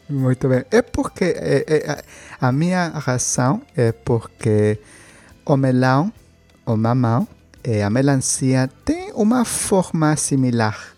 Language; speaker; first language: Portuguese; non-native, learner; Spanish